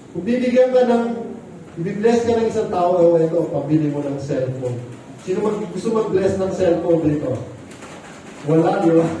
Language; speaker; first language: Filipino; non-native, local second language; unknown